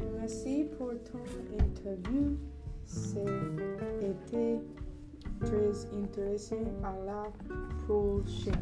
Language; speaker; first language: French; non-native, learner; English